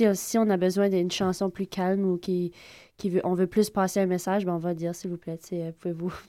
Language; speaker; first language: French; native; French